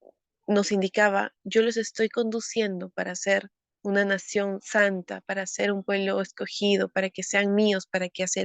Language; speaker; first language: Spanish; native; Spanish